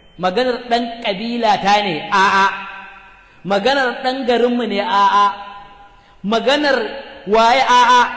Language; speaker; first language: Hausa; native; Hausa